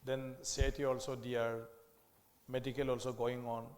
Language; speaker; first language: English; non-native, local second language; Assamese